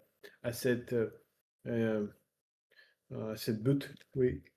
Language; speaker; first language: French; non-native, learner; Russian